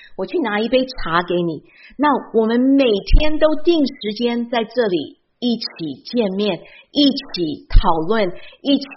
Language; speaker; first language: Chinese; early bilingual, heritage; Chinese